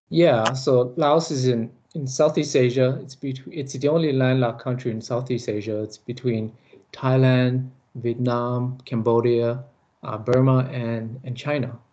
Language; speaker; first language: English; early bilingual, other home language; Lao